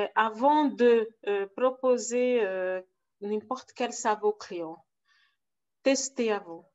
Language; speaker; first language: French; non-native, fluent; Portuguese